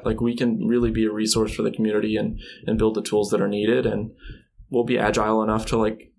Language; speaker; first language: English; native; English